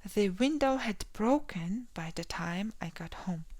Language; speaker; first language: English; non-native, learner; Mongolian